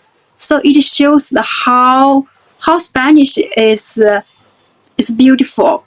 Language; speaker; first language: English; non-native, fluent; Chinese